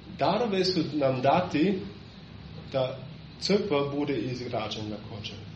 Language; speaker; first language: Serbian; non-native, fluent; German